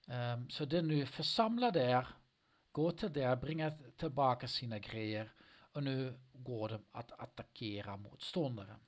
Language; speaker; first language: Swedish; non-native, learner; Dutch